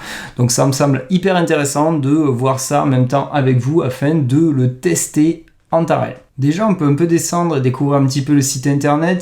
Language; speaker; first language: French; native; French